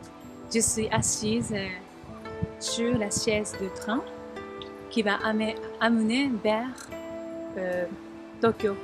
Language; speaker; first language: French; non-native, learner; Japanese